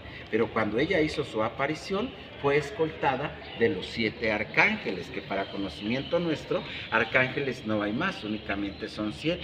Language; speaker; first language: Spanish; native; Spanish